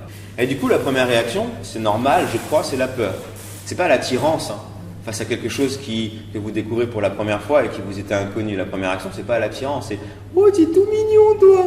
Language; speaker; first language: French; native; French